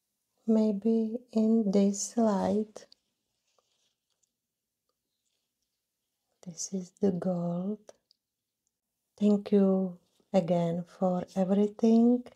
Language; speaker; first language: English; non-native, fluent; Czech